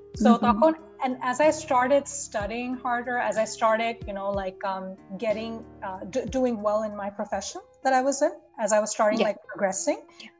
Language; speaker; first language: English; non-native, local second language; Bangla